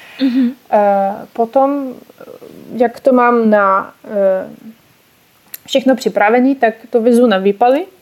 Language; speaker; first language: Czech; non-native, fluent; Russian